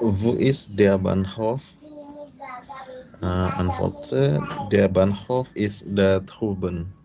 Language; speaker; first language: German; non-native, learner; Indonesian